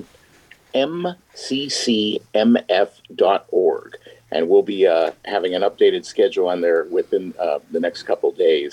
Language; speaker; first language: English; native; English